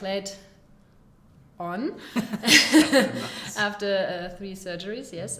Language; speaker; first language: English; non-native, learner; German